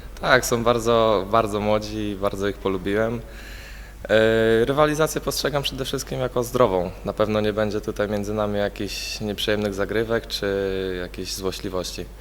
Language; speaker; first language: Polish; native; Polish